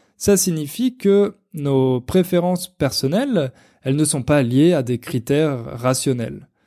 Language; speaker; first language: French; native; French